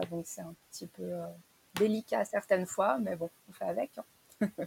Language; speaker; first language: French; native; French